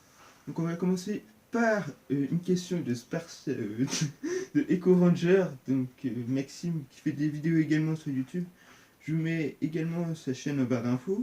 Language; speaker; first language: French; native; French